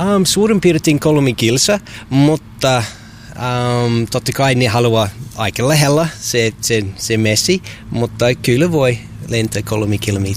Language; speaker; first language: Finnish; non-native, learner; English